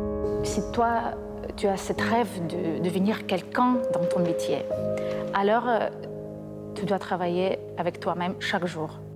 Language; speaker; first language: French; non-native, learner; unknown